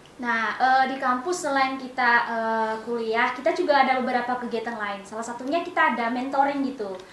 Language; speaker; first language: Indonesian; non-native, local second language; Nias